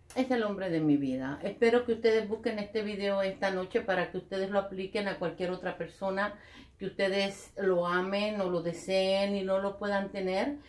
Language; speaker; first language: Spanish; native; Spanish